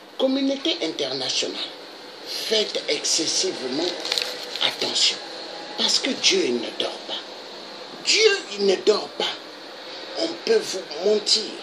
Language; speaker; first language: French; non-native, local second language; Lingala